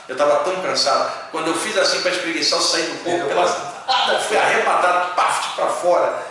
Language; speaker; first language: Portuguese; native; Portuguese